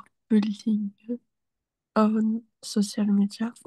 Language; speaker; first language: English; non-native, learner; French